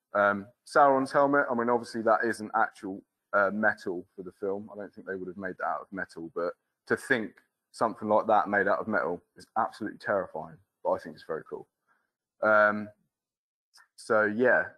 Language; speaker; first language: English; native; English